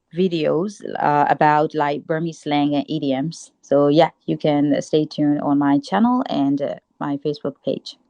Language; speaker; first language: English; non-native, fluent; Burmese